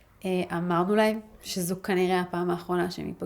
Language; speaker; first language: Hebrew; early bilingual, other home language; English